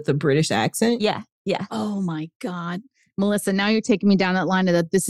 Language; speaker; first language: English; early bilingual, other home language; Spanish